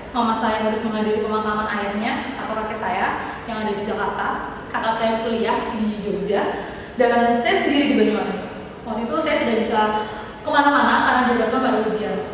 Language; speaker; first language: Indonesian; native; Indonesian